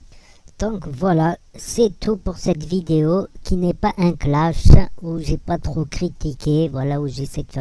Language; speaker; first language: French; native; French